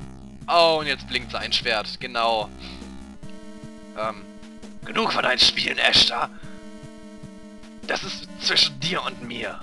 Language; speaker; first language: German; native; German